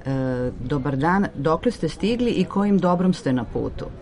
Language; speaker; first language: Serbian; native; Serbian